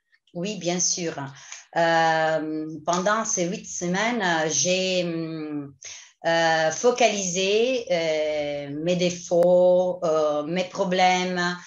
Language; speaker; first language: French; non-native, fluent; Italian